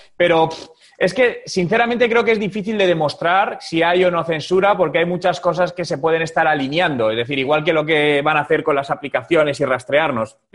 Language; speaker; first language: Spanish; native; Spanish